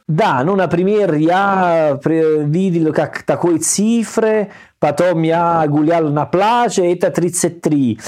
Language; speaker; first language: Russian; non-native, learner; Italian